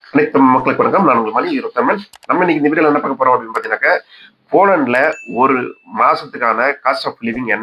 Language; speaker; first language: Tamil; native; Tamil